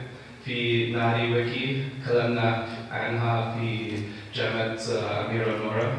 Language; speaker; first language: Arabic; non-native, fluent; English